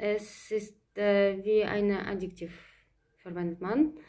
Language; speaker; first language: German; non-native, fluent; Russian